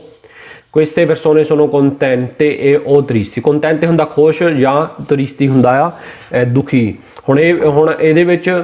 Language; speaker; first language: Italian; non-native, learner; Punjabi